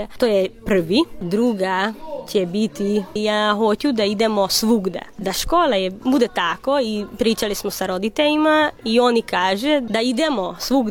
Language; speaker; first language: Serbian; non-native, local second language; Hungarian